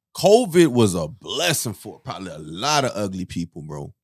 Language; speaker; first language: English; early bilingual, other home language; Haitian Creole